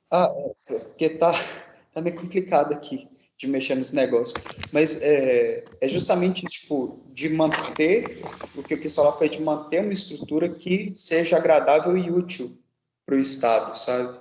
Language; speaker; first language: Portuguese; native; Portuguese